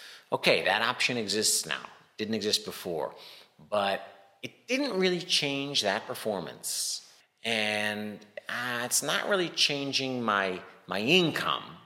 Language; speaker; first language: English; native; English